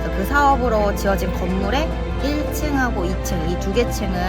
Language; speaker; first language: Korean; native; Korean